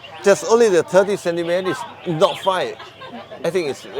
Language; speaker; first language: English; non-native, learner; Thai